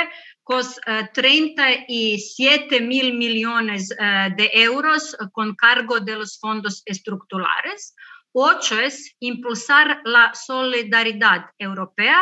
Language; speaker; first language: Spanish; non-native, learner; Croatian